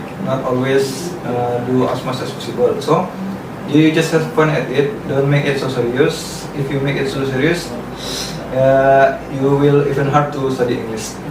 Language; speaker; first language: English; non-native, learner; Indonesian